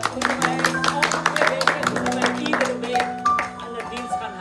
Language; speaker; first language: Dutch; non-native, fluent; Indonesian